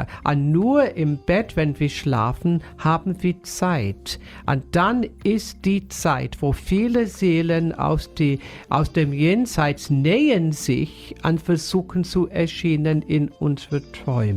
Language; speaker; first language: German; non-native, fluent; English